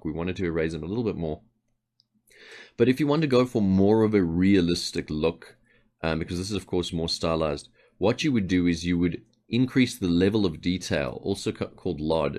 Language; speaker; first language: English; native; English